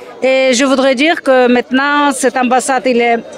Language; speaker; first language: French; non-native, fluent; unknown